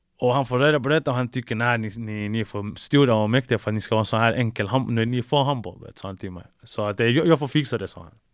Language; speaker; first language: Swedish; early bilingual, other home language; Spanish